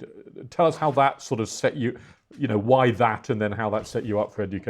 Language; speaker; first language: English; native; English